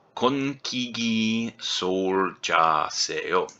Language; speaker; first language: Korean; non-native, learner; English